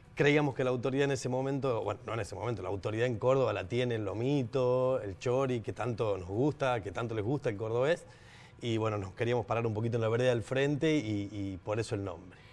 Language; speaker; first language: Spanish; native; Spanish